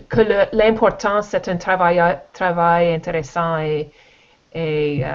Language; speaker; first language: French; non-native, learner; English